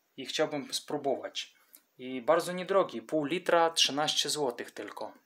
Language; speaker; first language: Polish; non-native, learner; Russian